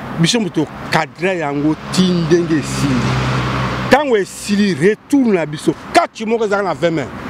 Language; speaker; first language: Lingala; non-native, local second language; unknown